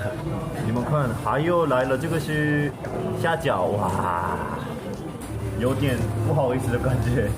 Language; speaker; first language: Chinese; non-native, fluent; Korean